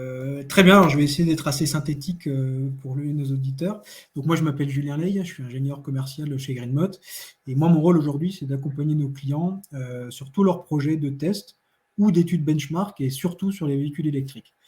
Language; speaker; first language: French; native; French